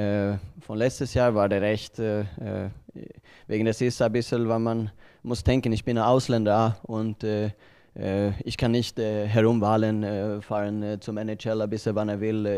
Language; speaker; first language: German; non-native, learner; Swedish